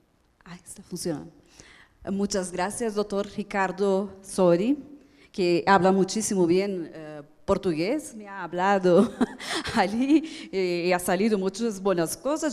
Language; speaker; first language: Spanish; non-native, fluent; Portuguese